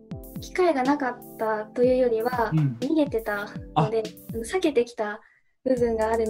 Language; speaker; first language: Japanese; native; Japanese